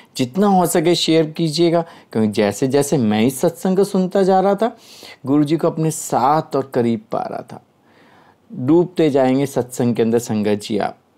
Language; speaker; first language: Hindi; native; Hindi